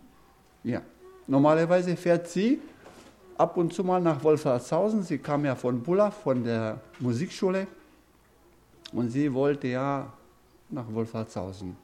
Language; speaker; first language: German; non-native, fluent; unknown